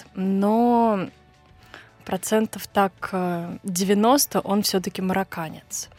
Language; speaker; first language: Russian; native; Russian